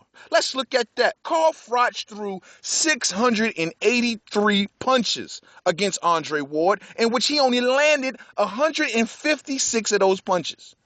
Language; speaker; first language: English; native; English